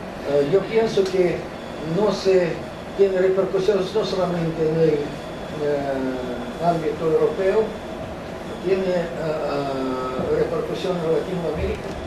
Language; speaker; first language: Spanish; non-native, fluent; Russian